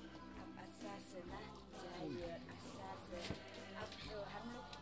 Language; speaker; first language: Hindi; non-native, local second language; Adi